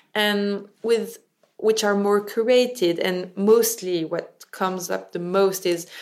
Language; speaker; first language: English; non-native, fluent; French